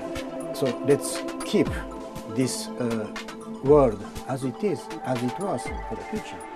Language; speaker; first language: English; non-native, fluent; Japanese